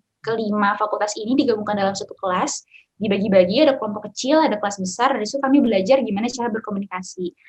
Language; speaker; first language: Indonesian; native; Indonesian